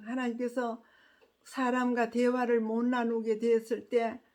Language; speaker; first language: Korean; native; Korean